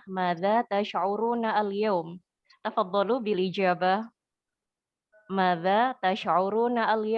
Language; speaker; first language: Arabic; non-native, fluent; Indonesian